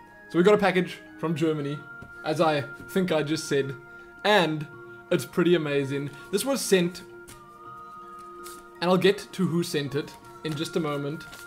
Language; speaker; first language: English; native; English